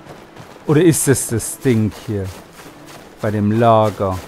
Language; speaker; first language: German; native; German